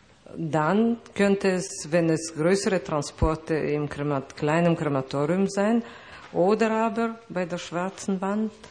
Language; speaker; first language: German; non-native, fluent; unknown